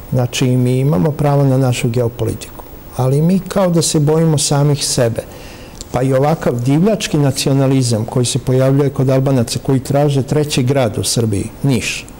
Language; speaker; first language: Serbian; native; Serbian